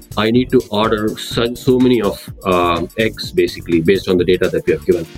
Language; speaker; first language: English; non-native, local second language; Tamil